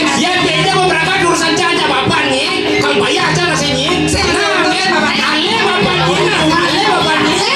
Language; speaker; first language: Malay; non-native, local second language; Balinese